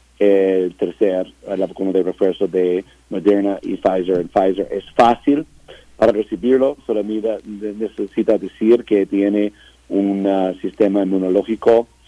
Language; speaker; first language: Spanish; non-native, learner; English